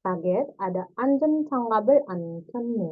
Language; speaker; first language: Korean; non-native, fluent; Indonesian